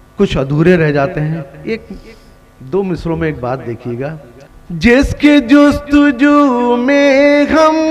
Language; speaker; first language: Urdu; native; Urdu